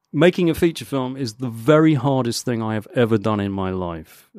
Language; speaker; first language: English; native; English